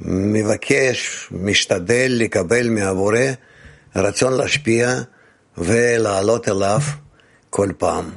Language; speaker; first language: Hebrew; non-native, fluent; Russian